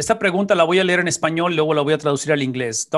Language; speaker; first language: Spanish; native; Spanish